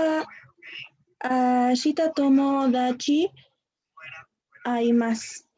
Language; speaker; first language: Japanese; non-native, learner; Spanish